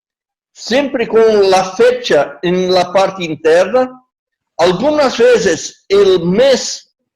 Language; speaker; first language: Spanish; non-native, learner; Portuguese